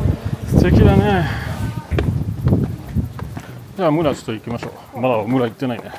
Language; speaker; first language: Japanese; non-native, learner; French